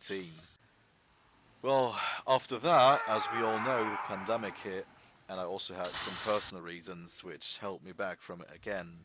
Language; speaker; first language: English; non-native, fluent; German